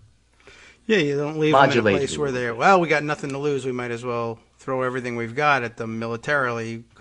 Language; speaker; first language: English; native; English